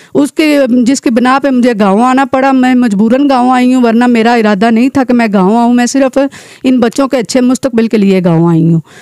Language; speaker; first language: Urdu; non-native, local second language; Pahari-Potwari